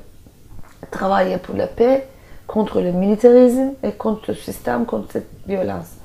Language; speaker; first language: French; non-native, fluent; Turkish